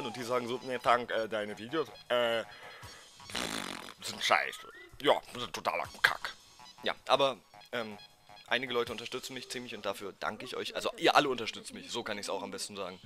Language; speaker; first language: German; native; German